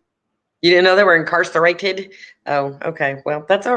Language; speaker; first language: English; native; English